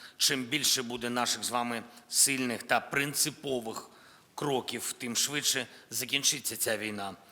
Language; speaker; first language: Ukrainian; non-native, local second language; Russian